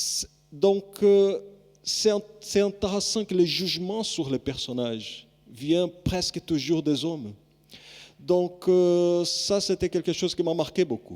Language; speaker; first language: French; non-native, fluent; Portuguese